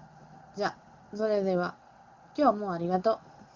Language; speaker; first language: Japanese; non-native, learner; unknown